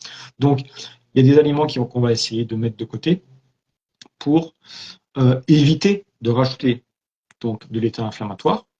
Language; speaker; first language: French; native; French